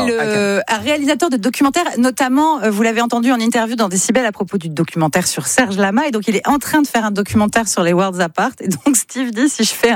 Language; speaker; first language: French; native; French